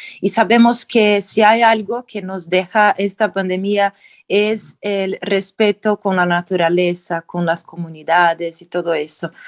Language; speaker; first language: Spanish; non-native, fluent; Portuguese